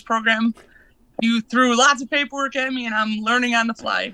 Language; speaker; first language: English; native; English